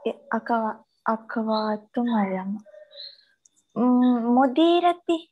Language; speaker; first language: Arabic; non-native, learner; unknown